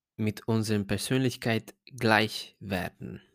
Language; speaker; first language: German; non-native, fluent; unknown